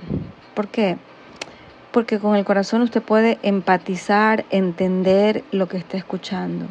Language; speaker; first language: Spanish; native; Spanish